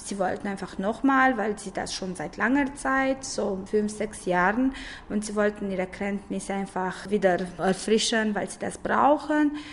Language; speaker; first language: German; non-native, fluent; Romanian